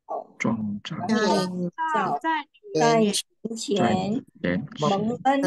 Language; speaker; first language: Chinese; non-native, learner; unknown